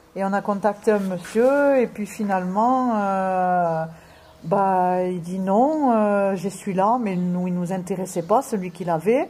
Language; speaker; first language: French; native; French